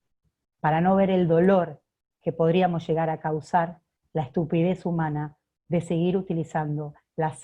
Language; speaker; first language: Spanish; native; Spanish